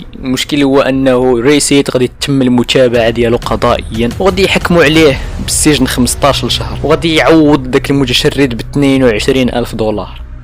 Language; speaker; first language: Arabic; native; Arabic